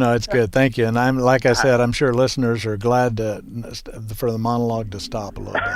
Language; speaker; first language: English; native; English